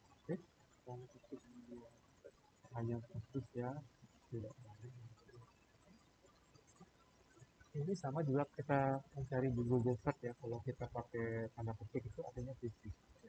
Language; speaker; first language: Indonesian; native; Indonesian